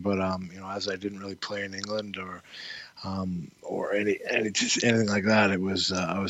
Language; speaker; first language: English; native; English